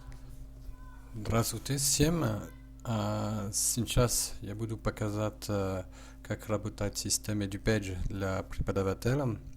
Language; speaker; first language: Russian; non-native, learner; French